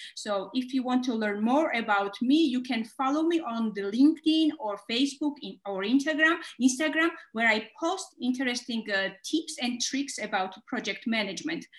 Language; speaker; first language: English; non-native, fluent; Georgian